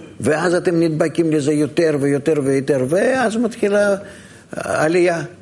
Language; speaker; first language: Hebrew; non-native, fluent; Russian